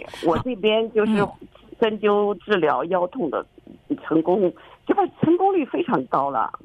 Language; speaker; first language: Chinese; native; Chinese